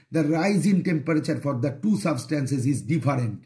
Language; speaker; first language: English; non-native, local second language; Bangla